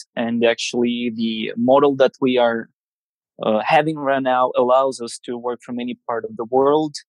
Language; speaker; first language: English; non-native, fluent; Russian